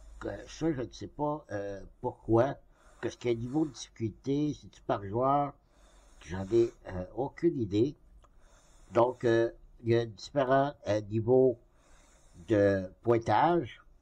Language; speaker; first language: French; native; French